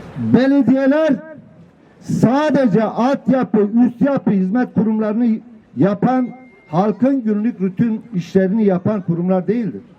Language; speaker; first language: Turkish; non-native, local second language; Kurdish